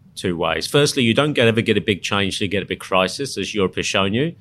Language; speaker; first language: English; native; English